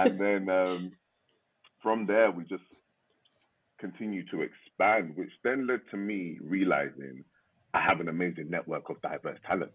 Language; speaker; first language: English; native; English